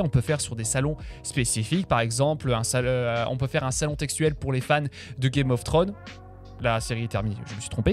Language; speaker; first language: French; native; French